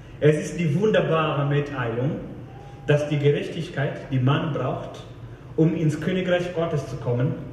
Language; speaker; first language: German; non-native, fluent; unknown